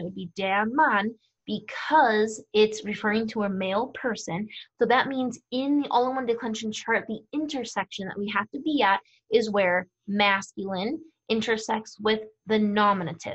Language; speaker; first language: English; native; English